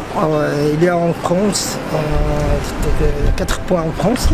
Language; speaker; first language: French; non-native, local second language; Arabic